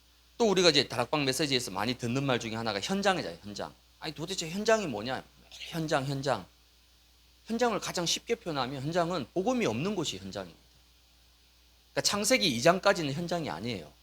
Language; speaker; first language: Korean; native; Korean